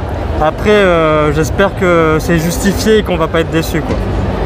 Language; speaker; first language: French; native; French